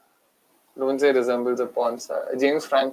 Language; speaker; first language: English; non-native, local second language; Hindi